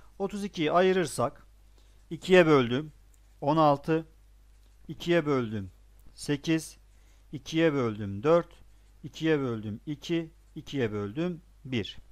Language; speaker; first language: Turkish; native; Turkish